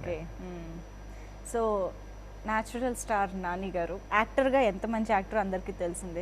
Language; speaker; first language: Telugu; native; Telugu